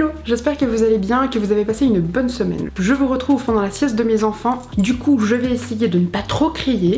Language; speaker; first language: French; native; French